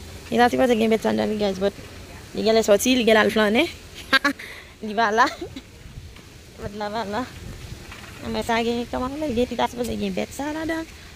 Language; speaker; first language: English; non-native, learner; Haitian Creole